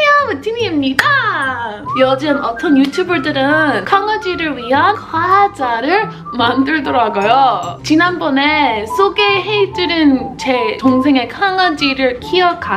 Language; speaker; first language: Korean; non-native, fluent; English